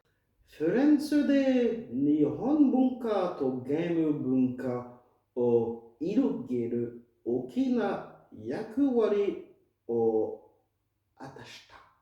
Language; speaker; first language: Japanese; non-native, fluent; French